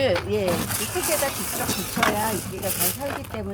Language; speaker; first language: Korean; native; Korean